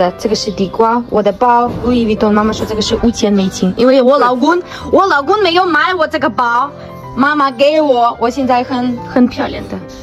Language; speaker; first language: Chinese; non-native, learner; Ukrainian